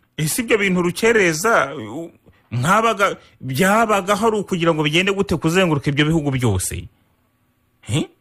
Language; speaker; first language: Kinyarwanda; native; Kinyarwanda